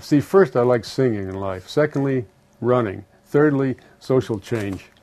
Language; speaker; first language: English; native; English